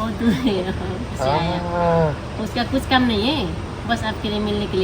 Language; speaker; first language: Hindi; non-native, learner; Nepali